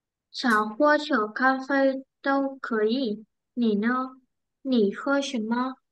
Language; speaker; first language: Chinese; non-native, learner; Vietnamese